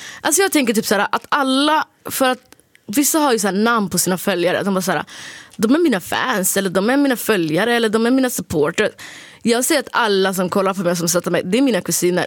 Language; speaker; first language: Swedish; early bilingual, other home language; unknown